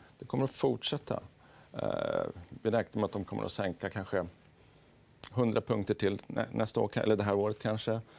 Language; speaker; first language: Swedish; native; Swedish